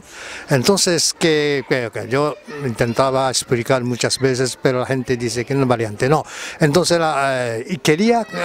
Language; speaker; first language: Spanish; non-native, fluent; Japanese